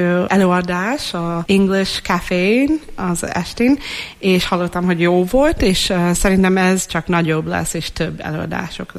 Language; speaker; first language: Hungarian; non-native, fluent; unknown